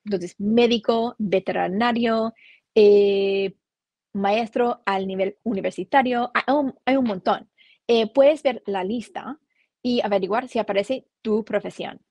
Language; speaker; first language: Spanish; non-native, fluent; English